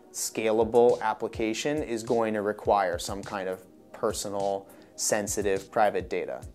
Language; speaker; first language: English; native; English